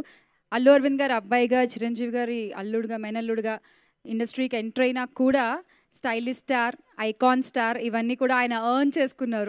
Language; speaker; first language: Telugu; native; Telugu